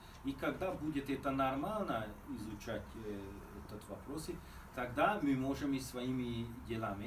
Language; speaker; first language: Russian; non-native, fluent; Hungarian